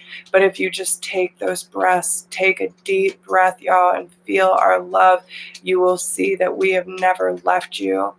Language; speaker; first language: English; native; English